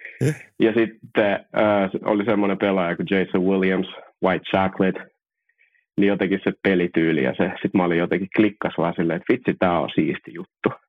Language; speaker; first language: Finnish; early bilingual, other home language; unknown